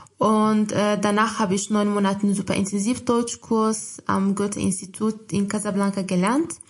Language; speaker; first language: German; non-native, fluent; Arabic